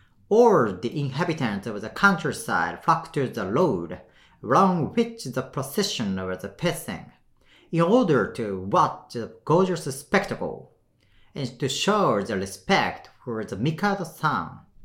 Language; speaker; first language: English; non-native, fluent; Japanese